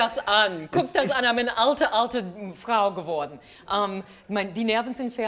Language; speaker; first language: German; non-native, fluent; English